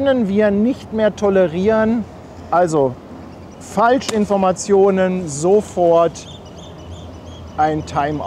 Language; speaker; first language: German; native; German